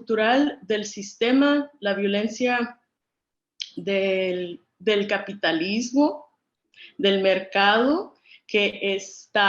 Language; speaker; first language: Spanish; early bilingual, other home language; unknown